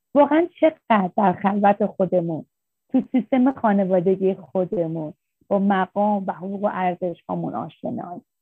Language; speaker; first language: Persian; native; Persian